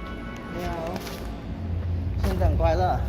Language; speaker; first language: Chinese; non-native, learner; Filipino